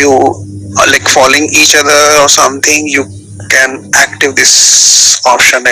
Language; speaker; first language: English; non-native, local second language; Hindi